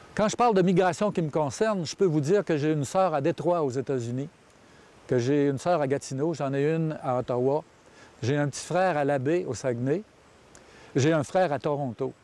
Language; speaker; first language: French; native; French